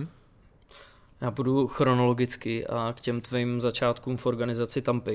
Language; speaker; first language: Czech; native; Czech